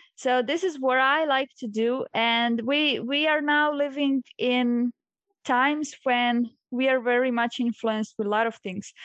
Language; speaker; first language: English; non-native, fluent; Croatian